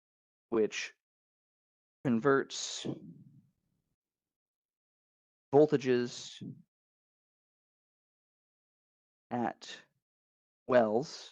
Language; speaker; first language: English; native; English